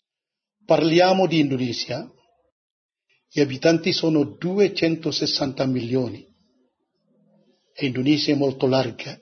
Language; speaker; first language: Italian; non-native, learner; Indonesian